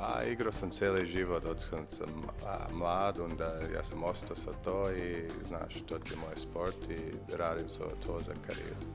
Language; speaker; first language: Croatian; early bilingual, heritage; English